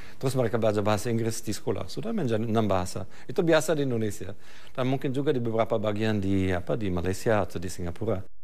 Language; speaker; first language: Malay; non-native, fluent; German